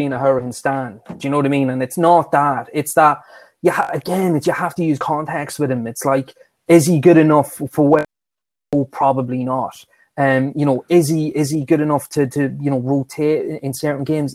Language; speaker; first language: English; native; English